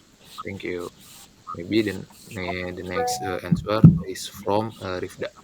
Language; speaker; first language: English; non-native, learner; Indonesian